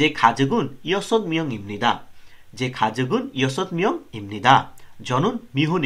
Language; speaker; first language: Korean; non-native, learner; Bangla